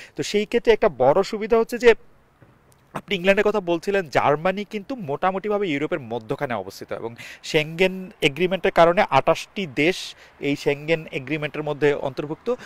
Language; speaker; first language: Bangla; native; Bangla